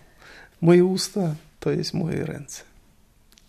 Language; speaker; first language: Polish; non-native, learner; Russian